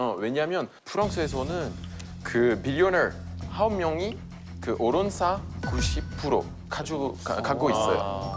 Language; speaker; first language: Korean; non-native, fluent; French